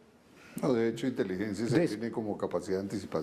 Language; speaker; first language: Spanish; native; Spanish